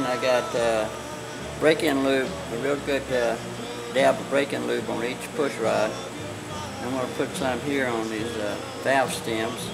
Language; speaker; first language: English; native; English